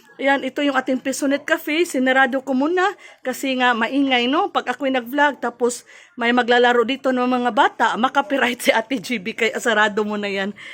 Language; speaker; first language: Filipino; non-native, local second language; Cebuano